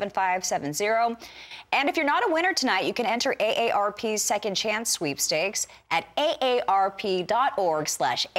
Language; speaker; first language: English; native; English